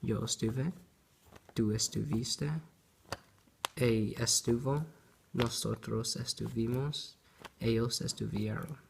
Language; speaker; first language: Spanish; non-native, learner; English